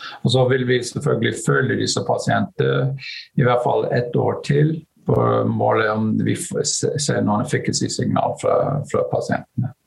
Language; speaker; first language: Norwegian; non-native, fluent; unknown